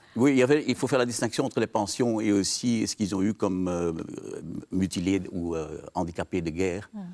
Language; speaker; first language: French; native; French